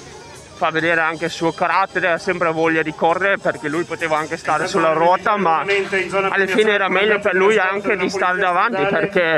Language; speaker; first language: Italian; non-native, fluent; Danish